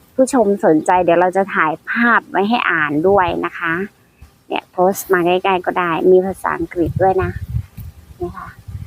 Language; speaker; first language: Thai; native; Thai